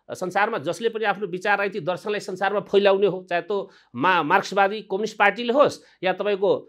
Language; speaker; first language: Nepali; non-native, local second language; Maithili